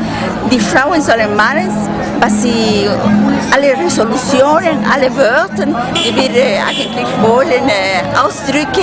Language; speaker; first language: German; non-native, fluent; Spanish